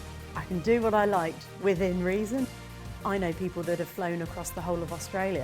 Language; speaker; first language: English; native; English